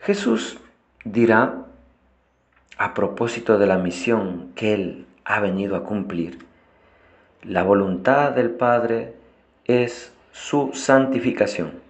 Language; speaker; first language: Spanish; non-native, fluent; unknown